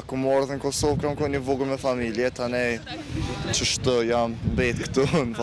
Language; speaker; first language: Albanian; early bilingual, other home language; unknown